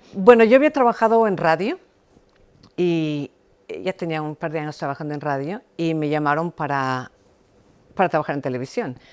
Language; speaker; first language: Spanish; early bilingual, heritage; Spanish